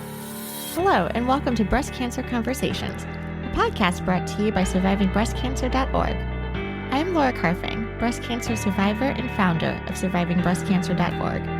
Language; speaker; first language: English; native; English